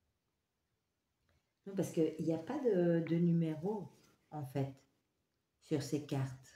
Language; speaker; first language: French; native; French